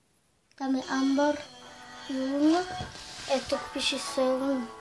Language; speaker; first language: Bulgarian; early bilingual, heritage; Bulgarian